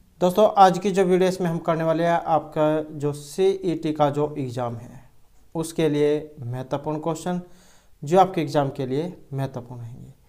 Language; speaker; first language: Hindi; native; Hindi